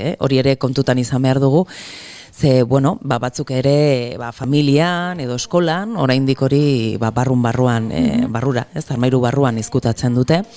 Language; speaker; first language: Basque; native; Basque